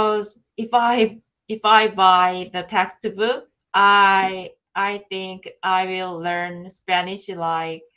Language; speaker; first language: English; non-native, learner; Korean